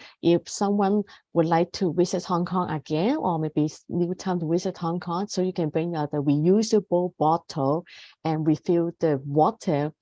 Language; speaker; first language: English; non-native, fluent; Cantonese